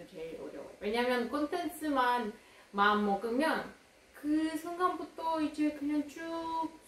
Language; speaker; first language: Korean; non-native, learner; Russian